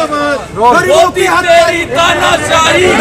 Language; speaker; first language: Hindi; native; Hindi